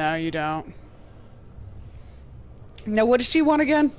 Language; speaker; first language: English; native; English